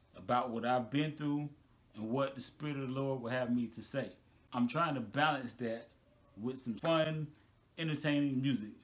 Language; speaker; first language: English; native; English